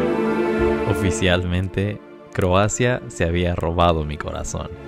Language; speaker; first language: Spanish; native; Spanish